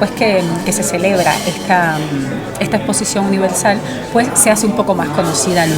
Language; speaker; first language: Spanish; native; Spanish